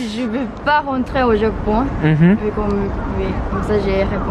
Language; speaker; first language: French; non-native, fluent; Japanese